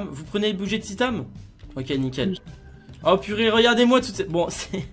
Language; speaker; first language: French; native; French